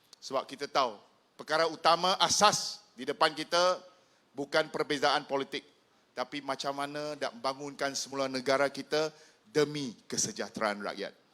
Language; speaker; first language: Malay; non-native, local second language; Chinese